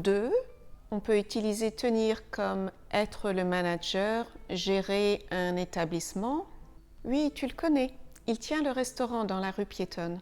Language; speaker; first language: French; native; French